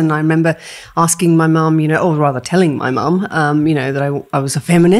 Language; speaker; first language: English; native; English